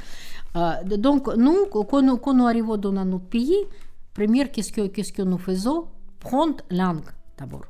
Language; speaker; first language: French; non-native, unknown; Russian